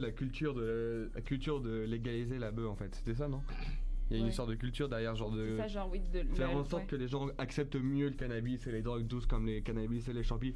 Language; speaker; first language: French; native; French